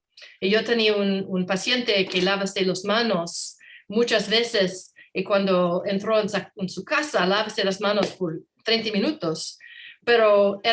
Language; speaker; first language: Spanish; non-native, learner; English